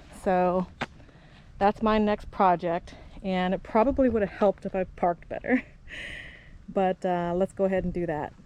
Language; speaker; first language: English; native; English